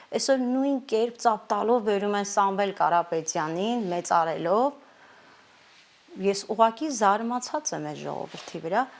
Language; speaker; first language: Armenian; non-native, local second language; Kurdish